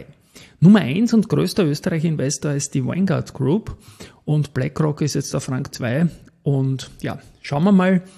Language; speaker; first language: German; native; German